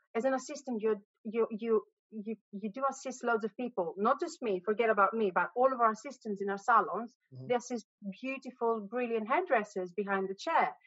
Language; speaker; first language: English; non-native, fluent; Greek